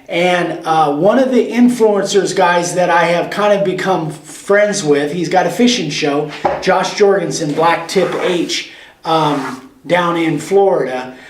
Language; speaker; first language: English; native; English